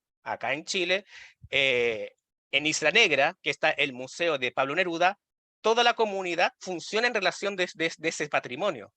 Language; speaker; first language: Spanish; native; Spanish